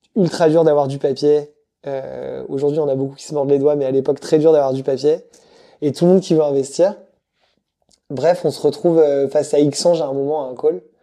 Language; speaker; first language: French; native; French